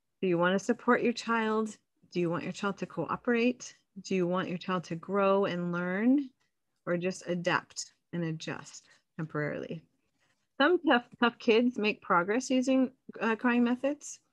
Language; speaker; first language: English; native; English